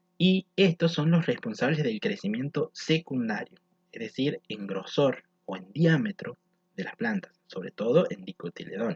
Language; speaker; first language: Spanish; native; Spanish